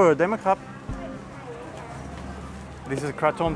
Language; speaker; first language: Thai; non-native, learner; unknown